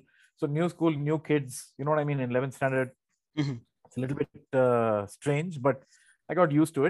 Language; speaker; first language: English; non-native, local second language; Tamil